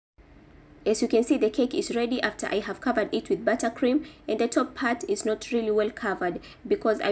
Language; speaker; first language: English; non-native, local second language; Swahili